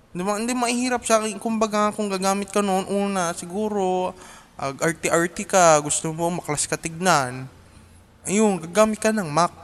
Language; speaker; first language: Filipino; non-native, local second language; Cebuano